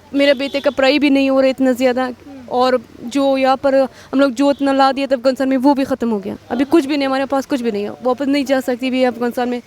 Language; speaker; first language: Hindi; non-native, learner; Persian